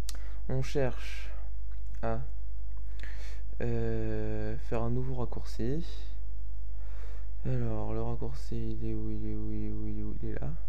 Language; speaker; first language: French; native; French